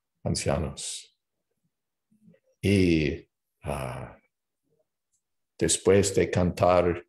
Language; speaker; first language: Spanish; non-native, fluent; English